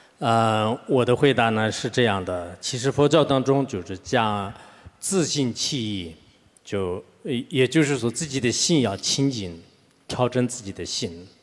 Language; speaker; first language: Chinese; non-native, local second language; Tibetan